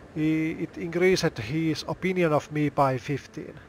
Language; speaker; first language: English; non-native, fluent; Finnish